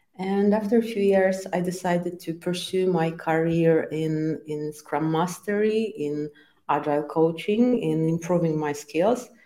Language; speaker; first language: English; non-native, fluent; Polish